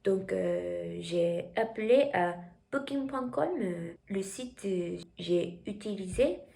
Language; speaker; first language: French; non-native, learner; Japanese